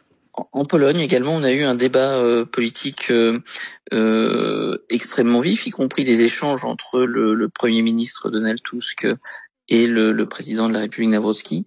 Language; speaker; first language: French; native; French